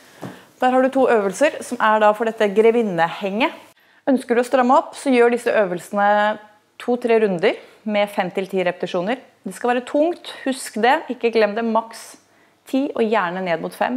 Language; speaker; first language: Norwegian; native; Norwegian